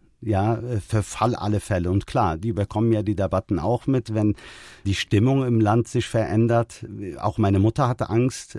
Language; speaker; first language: German; early bilingual, other home language; Turkish